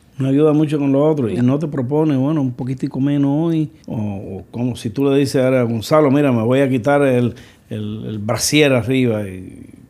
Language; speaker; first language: Spanish; native; Spanish